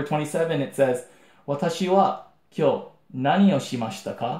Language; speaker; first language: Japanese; non-native, fluent; English